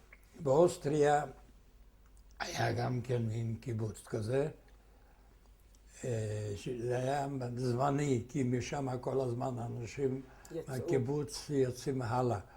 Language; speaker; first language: Hebrew; non-native, fluent; Yiddish